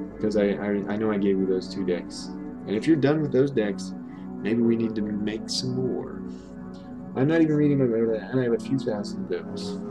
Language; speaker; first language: English; native; English